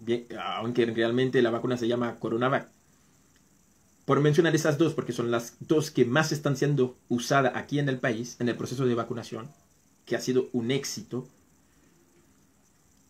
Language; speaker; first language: Spanish; non-native, fluent; Haitian Creole